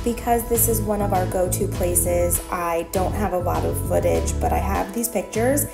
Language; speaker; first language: English; native; English